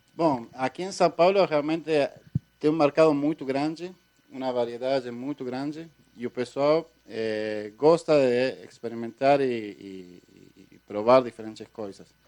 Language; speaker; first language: Portuguese; non-native, fluent; Spanish